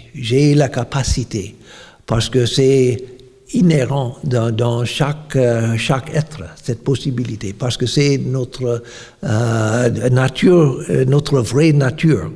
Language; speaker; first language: French; non-native, fluent; English